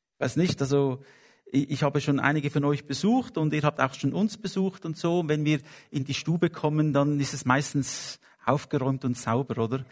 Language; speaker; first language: German; non-native, fluent; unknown